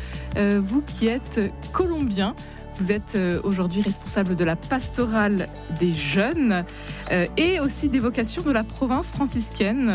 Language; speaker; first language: French; native; French